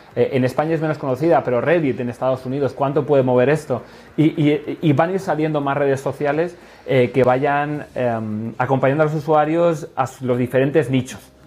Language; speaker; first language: Spanish; native; Spanish